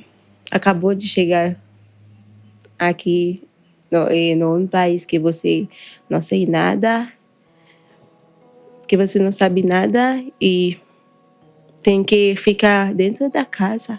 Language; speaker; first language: Portuguese; non-native, learner; Haitian Creole